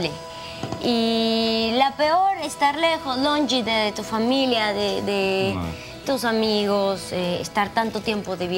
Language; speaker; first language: Portuguese; non-native, learner; Spanish